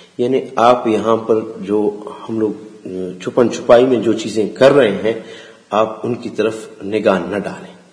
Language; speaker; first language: Urdu; non-native, local second language; Baluchi